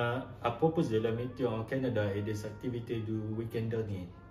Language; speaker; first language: French; non-native, learner; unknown